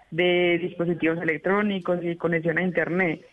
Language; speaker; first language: Spanish; native; Spanish